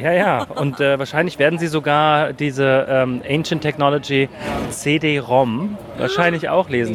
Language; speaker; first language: German; native; German